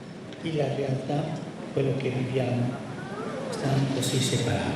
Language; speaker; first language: Italian; non-native, fluent; Spanish